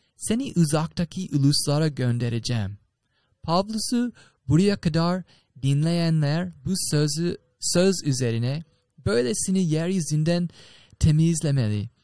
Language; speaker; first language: Turkish; non-native, fluent; English